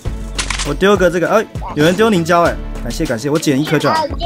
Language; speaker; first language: Chinese; native; Chinese